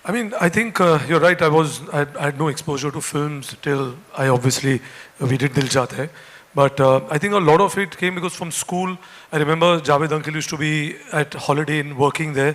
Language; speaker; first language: English; non-native, local second language; Hindi